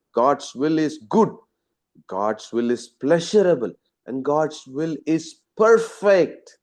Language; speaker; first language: English; non-native, local second language; Tamil